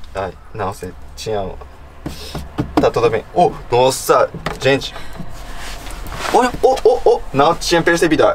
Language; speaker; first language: Portuguese; non-native, learner; Japanese